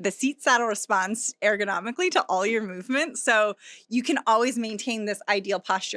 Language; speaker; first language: English; native; English